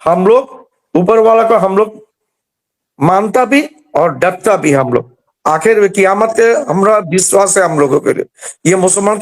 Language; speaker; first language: Hindi; non-native, learner; Bangla